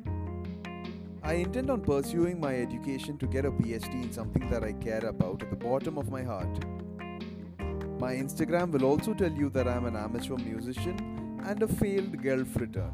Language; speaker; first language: English; non-native, local second language; Malayalam